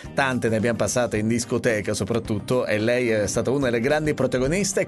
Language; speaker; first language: Italian; native; Italian